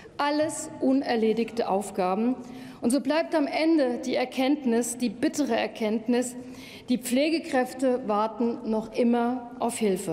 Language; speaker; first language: German; native; German